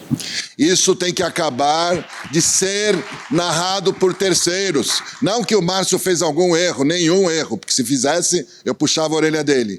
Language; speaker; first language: Portuguese; early bilingual, other home language; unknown